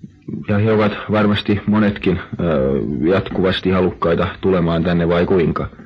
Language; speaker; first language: Finnish; native; Finnish